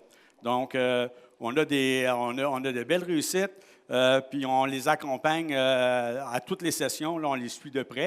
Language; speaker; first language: French; native; French